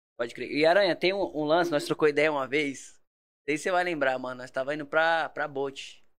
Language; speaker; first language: Portuguese; native; Portuguese